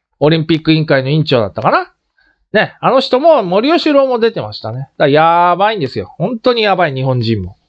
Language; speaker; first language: Japanese; native; Japanese